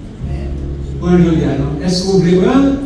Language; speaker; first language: French; non-native, local second language; Haitian Creole